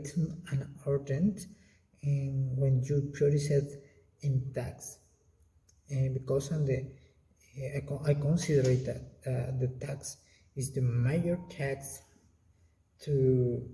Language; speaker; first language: English; non-native, learner; Spanish